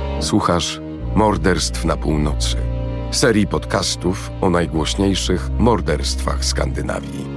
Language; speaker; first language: Polish; native; Polish